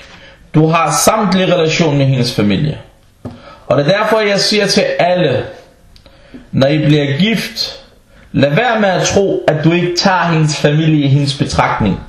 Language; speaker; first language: Danish; non-native, local second language; Arabic